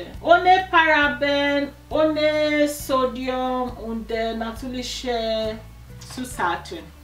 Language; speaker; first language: German; non-native, learner; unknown